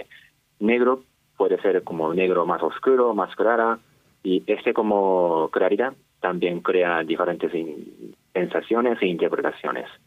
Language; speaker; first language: Spanish; non-native, fluent; Japanese